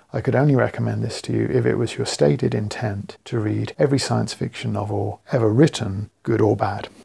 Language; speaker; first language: English; native; English